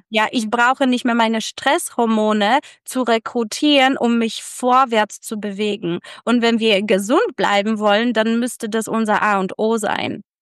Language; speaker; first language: German; early bilingual, other home language; Polish